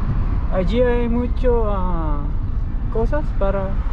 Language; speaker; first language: Spanish; non-native, learner; Filipino